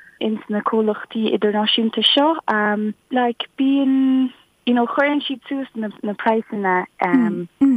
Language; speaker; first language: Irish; non-native, local second language; English